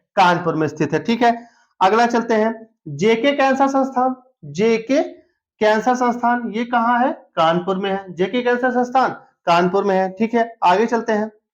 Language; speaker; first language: Hindi; native; Hindi